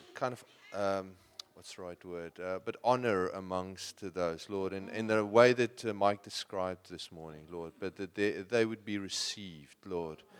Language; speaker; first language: English; non-native, local second language; Afrikaans